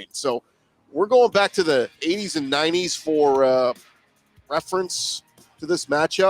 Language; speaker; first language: English; native; English